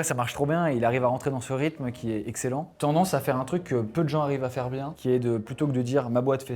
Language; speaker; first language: French; native; French